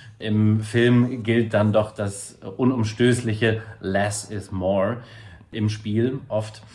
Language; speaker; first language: German; native; German